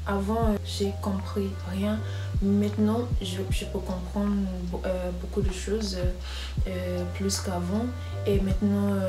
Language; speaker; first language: French; non-native, learner; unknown